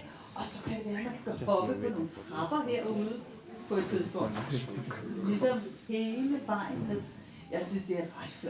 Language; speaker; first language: Danish; native; Danish